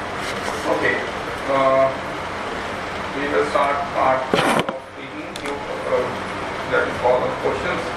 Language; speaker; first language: English; non-native, local second language; Punjabi